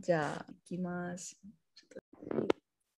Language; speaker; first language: Japanese; non-native, learner; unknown